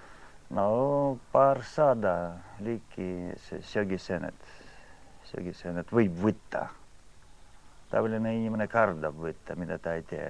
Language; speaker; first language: Estonian; non-native, learner; Ukrainian